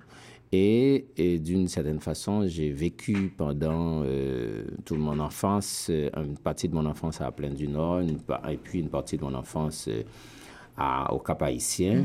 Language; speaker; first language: French; non-native, local second language; Haitian Creole